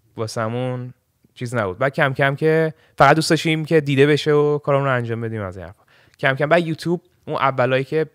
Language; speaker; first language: Persian; early bilingual, heritage; Persian